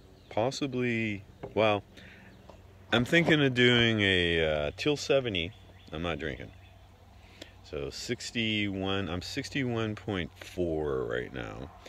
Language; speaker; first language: English; native; English